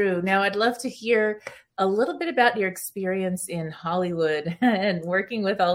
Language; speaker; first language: English; early bilingual, other home language; Spanish